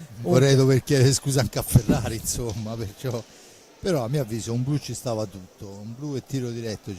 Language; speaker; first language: Italian; native; Italian